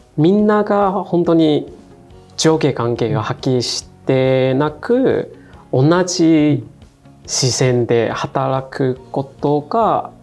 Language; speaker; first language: Japanese; non-native, fluent; Chinese